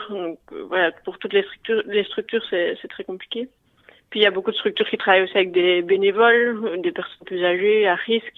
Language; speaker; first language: French; native; French